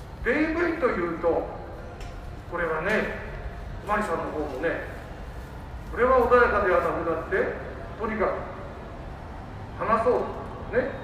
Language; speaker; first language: Japanese; native; Japanese